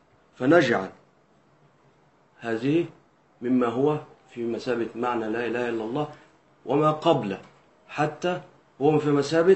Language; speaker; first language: Arabic; native; Arabic